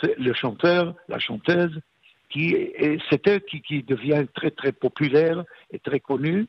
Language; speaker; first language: French; non-native, fluent; Hebrew